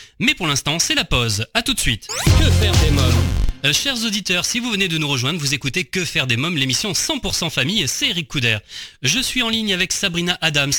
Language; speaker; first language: French; native; French